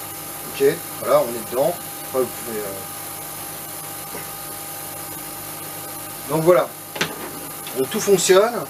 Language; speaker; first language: French; native; French